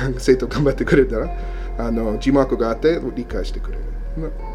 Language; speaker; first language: Japanese; non-native, learner; English